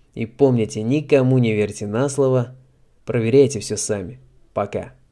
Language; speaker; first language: Russian; native; Russian